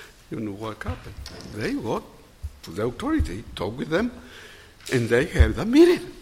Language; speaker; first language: English; non-native, learner; Spanish